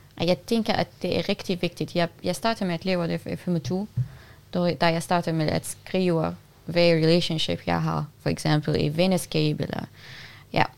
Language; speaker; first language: Danish; non-native, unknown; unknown